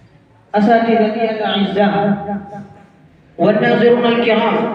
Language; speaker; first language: Arabic; non-native, learner; Urdu